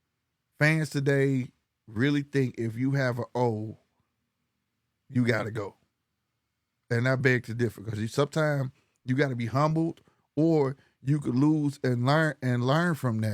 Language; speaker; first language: English; native; English